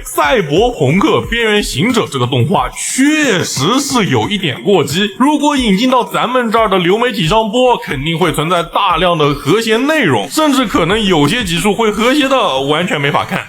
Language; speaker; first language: Chinese; native; Chinese